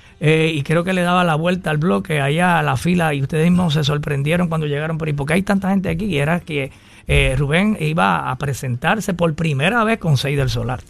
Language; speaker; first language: Spanish; native; Spanish